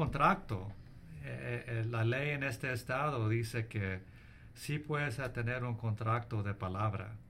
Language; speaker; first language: Spanish; early bilingual, heritage; English